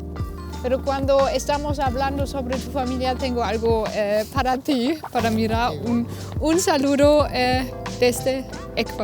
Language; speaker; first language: Spanish; non-native, fluent; German